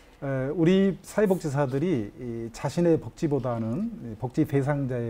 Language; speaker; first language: Korean; native; Korean